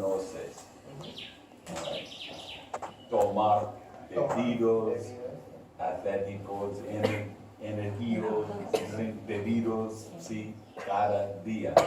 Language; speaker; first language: Spanish; non-native, learner; English